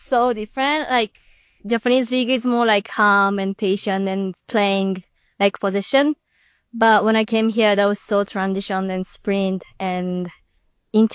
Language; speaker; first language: English; non-native, learner; Japanese